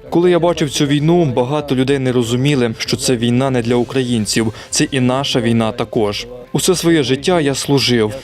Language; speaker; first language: Ukrainian; non-native, fluent; Georgian